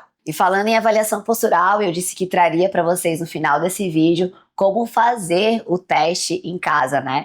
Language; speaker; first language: Portuguese; native; Portuguese